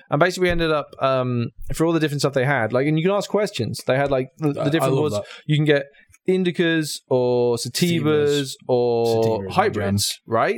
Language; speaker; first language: English; native; English